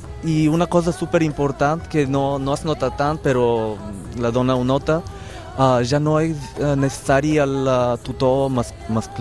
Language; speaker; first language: Catalan; non-native, fluent; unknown